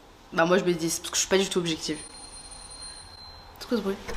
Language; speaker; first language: French; early bilingual, other home language; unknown